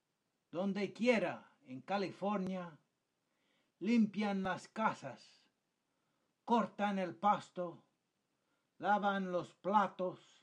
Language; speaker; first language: Spanish; non-native, fluent; English